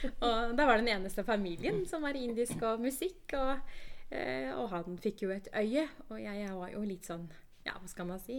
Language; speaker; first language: Norwegian; early bilingual, other home language; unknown